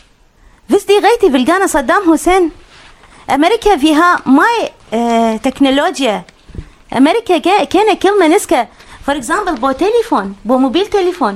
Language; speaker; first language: Danish; non-native, learner; Arabic